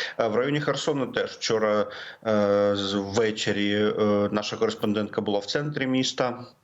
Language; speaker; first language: Ukrainian; native; Ukrainian